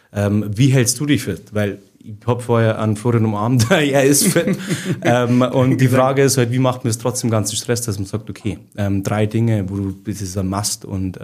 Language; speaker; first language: German; native; German